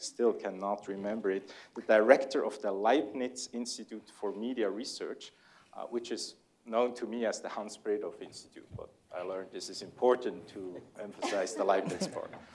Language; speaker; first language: English; non-native, fluent; German